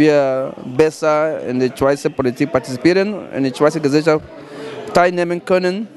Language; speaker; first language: German; non-native, fluent; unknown